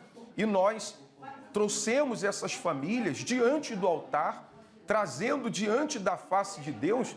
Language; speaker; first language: Portuguese; native; Portuguese